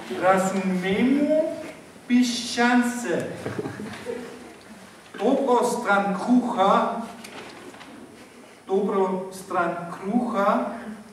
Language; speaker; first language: Slovenian; non-native, learner; German